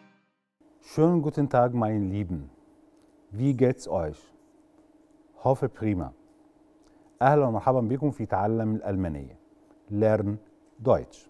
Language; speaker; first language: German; non-native, fluent; Arabic